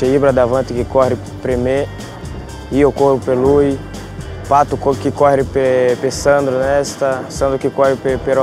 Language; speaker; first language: Italian; non-native, fluent; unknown